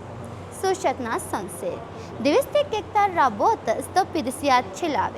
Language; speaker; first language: Russian; non-native, learner; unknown